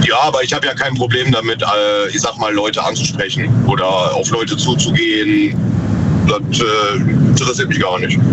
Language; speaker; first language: German; native; German